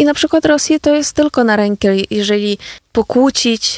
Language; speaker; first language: Polish; non-native, fluent; Ukrainian